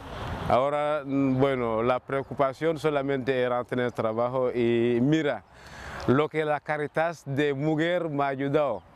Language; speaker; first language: Spanish; non-native, learner; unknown